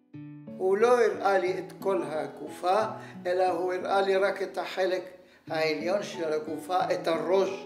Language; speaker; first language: Hebrew; non-native, fluent; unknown